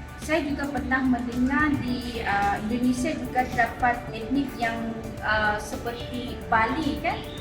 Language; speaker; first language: Malay; native; Malay